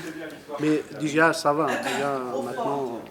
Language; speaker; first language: French; non-native, learner; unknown